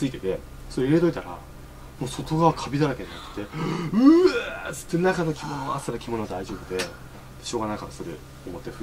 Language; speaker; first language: Japanese; native; Japanese